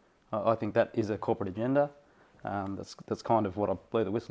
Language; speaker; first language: English; native; English